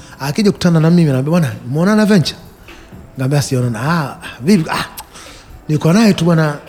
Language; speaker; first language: Swahili; native; Swahili